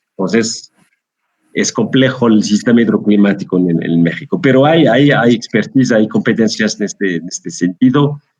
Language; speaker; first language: Spanish; non-native, fluent; Arabic